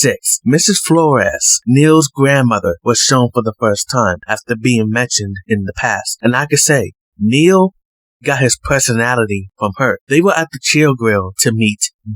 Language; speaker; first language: English; native; English